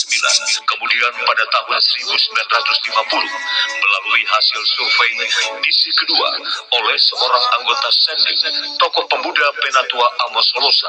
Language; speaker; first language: Indonesian; native; Indonesian